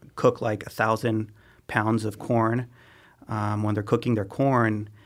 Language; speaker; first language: English; non-native, fluent; Spanish